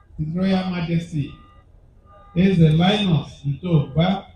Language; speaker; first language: English; non-native, local second language; Igbo